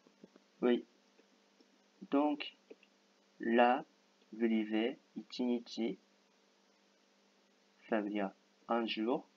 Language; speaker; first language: French; non-native, fluent; Japanese